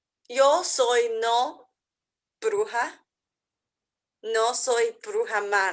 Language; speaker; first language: Spanish; non-native, learner; English